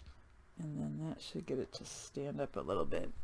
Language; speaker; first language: English; native; English